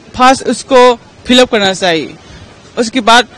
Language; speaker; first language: Hindi; non-native, local second language; Manipuri